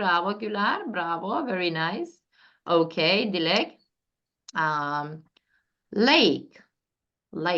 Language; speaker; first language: English; non-native, fluent; Turkish